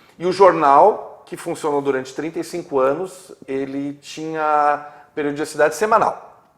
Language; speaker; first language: Portuguese; native; Portuguese